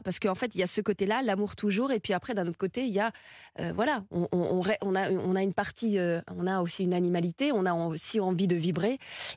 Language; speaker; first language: French; native; French